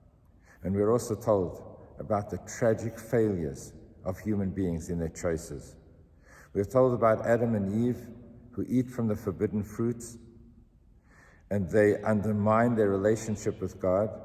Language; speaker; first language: English; native; English